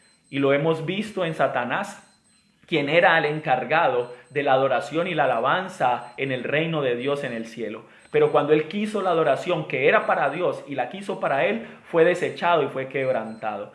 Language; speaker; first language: Spanish; native; Spanish